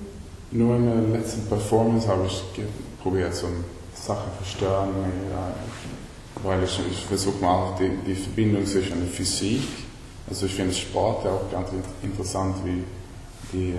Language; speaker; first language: German; non-native, learner; Swedish